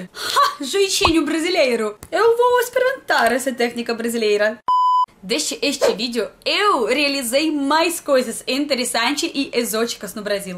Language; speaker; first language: Portuguese; non-native, learner; Russian